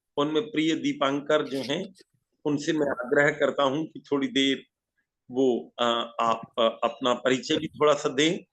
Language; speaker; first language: Hindi; native; Hindi